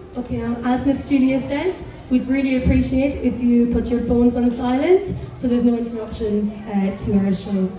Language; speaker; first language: English; native; English